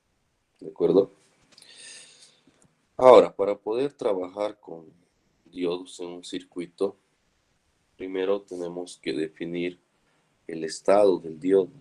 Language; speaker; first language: Spanish; native; Spanish